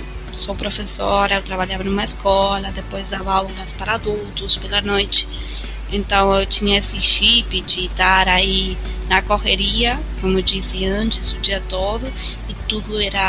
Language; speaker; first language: Portuguese; non-native, fluent; Spanish